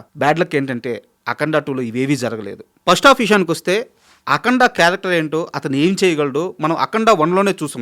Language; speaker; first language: Telugu; native; Telugu